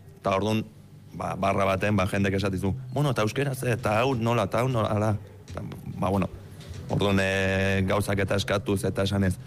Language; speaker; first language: Basque; early bilingual, other home language; Romanian